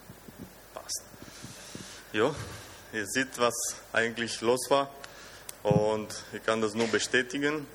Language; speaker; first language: German; non-native, fluent; Romanian